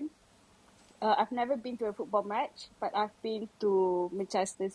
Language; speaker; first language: English; non-native, local second language; Malay